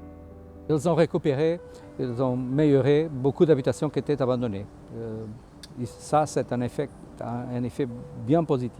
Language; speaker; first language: French; non-native, fluent; Portuguese